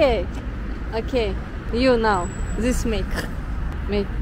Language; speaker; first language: English; non-native, learner; Russian